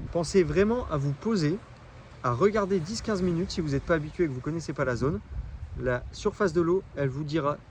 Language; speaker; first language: French; native; French